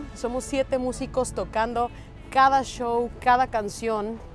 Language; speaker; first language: Spanish; native; Spanish